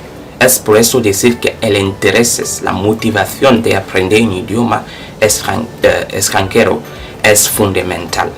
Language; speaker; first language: Spanish; non-native, local second language; French